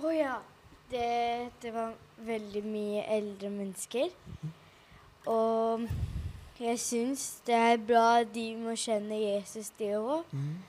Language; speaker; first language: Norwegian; early bilingual, heritage; Norwegian